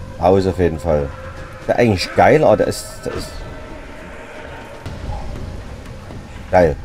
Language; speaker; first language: German; native; German